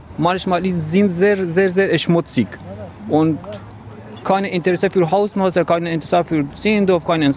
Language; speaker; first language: German; non-native, learner; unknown